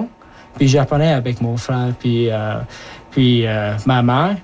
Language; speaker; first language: French; early bilingual, other home language; Japanese